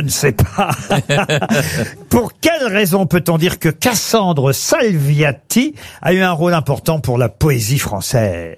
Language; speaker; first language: French; native; French